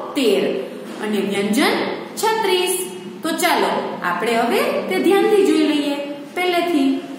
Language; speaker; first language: Gujarati; native; Gujarati